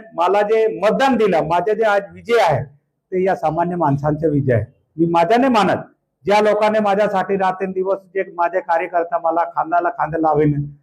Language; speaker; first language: Marathi; non-native, local second language; Bhili